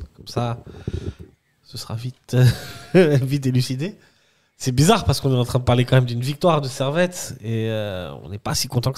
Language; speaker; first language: French; native; French